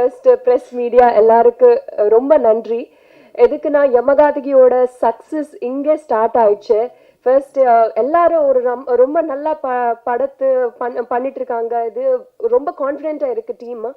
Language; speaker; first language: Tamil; non-native, fluent; Telugu